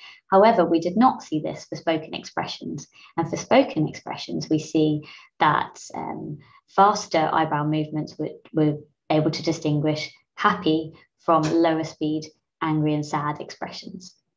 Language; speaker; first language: English; native; English